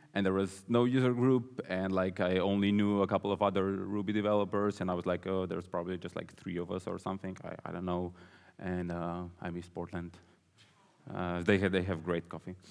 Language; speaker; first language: English; non-native, fluent; Slovenian